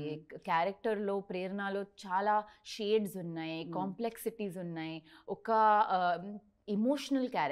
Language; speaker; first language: Telugu; non-native, learner; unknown